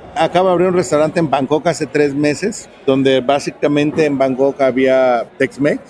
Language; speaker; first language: Spanish; native; Spanish